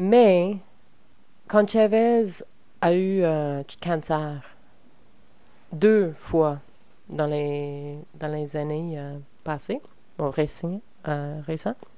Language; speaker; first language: French; non-native, learner; English